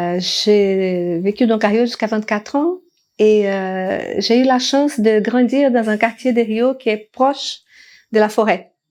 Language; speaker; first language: French; non-native, fluent; Portuguese